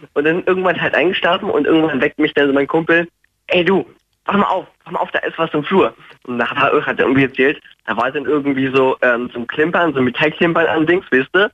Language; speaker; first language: German; native; German